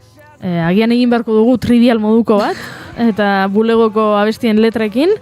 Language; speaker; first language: Basque; native; Basque